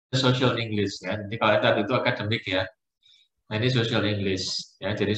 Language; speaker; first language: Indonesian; native; Indonesian